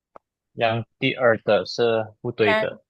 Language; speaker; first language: Chinese; non-native, learner; Indonesian